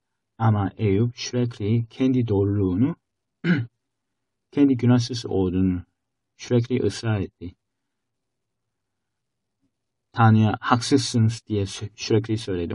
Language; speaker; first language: Turkish; non-native, fluent; Korean